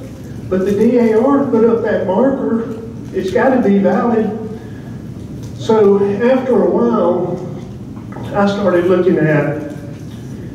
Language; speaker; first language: English; native; English